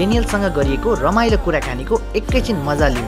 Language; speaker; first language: Nepali; native; Nepali